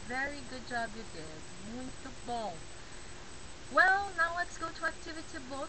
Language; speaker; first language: English; non-native, fluent; Portuguese